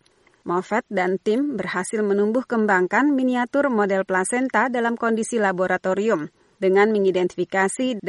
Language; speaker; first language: Indonesian; native; Indonesian